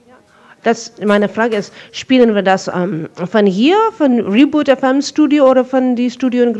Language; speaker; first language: German; non-native, fluent; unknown